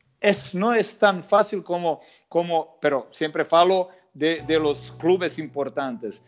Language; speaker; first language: Spanish; non-native, fluent; Croatian